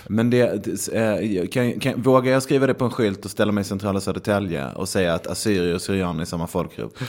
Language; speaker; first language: Swedish; native; Swedish